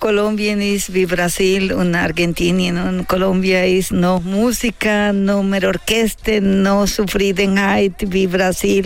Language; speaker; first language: German; non-native, fluent; Spanish